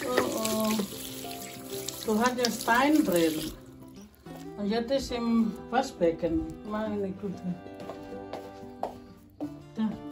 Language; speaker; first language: German; non-native, learner; Indonesian